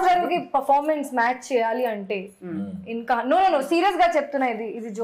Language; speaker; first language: Telugu; non-native, learner; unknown